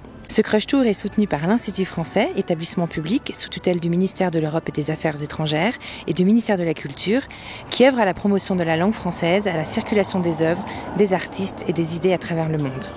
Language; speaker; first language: French; native; French